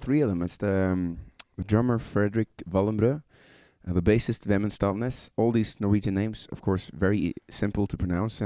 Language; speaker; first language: English; non-native, fluent; Norwegian